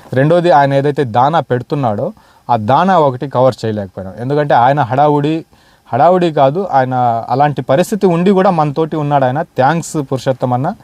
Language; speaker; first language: Telugu; non-native, local second language; Urdu